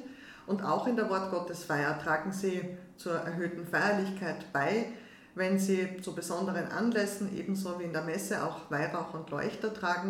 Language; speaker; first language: German; native; German